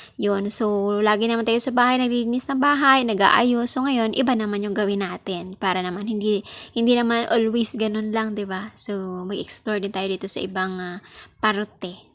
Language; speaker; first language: Filipino; non-native, local second language; Hiligaynon